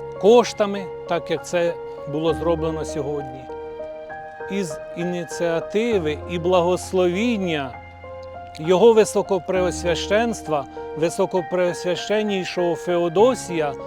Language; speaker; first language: Ukrainian; native; Ukrainian